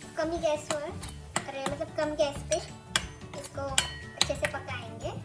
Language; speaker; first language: Hindi; non-native, local second language; Marathi